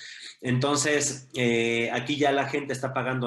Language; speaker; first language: Spanish; native; Spanish